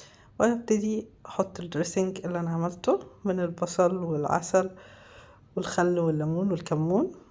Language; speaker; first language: Arabic; native; Arabic